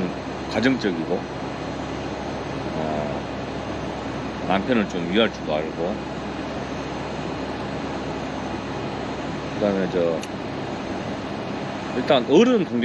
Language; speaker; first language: Korean; native; Korean